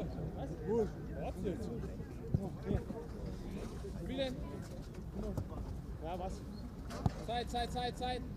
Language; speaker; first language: German; non-native, learner; Catalan